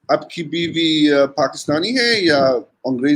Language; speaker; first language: Hindi; non-native, learner; English